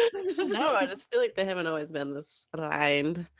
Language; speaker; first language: English; native; English